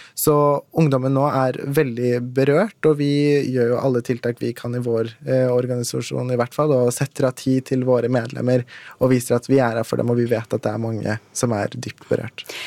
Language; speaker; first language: Norwegian; early bilingual, other home language; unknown